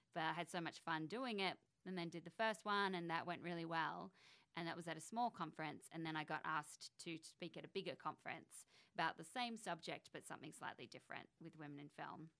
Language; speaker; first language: English; native; English